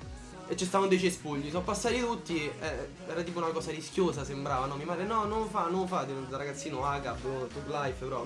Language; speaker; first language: Italian; early bilingual, other home language; Polish